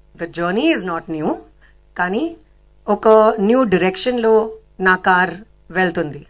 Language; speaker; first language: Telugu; non-native, local second language; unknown